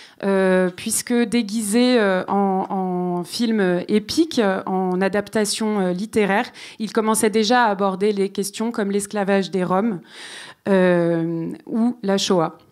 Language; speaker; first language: French; native; French